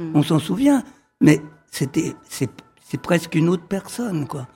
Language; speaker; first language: French; early bilingual, other home language; Arabic